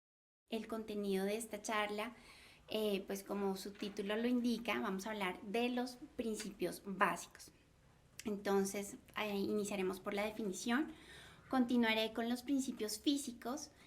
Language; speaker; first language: Spanish; native; Spanish